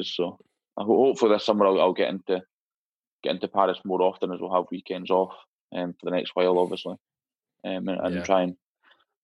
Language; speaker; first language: English; native; English